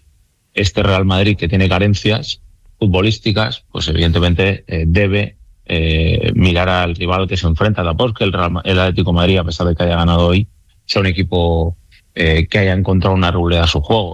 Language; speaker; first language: Spanish; native; Spanish